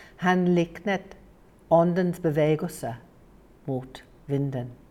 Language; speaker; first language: Norwegian; non-native, fluent; English